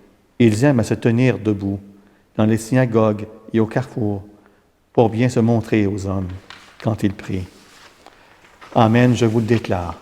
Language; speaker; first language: French; native; French